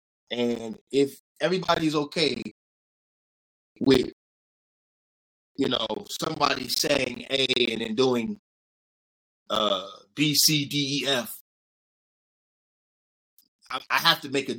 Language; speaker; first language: English; native; English